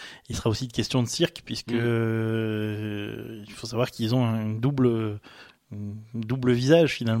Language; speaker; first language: French; native; French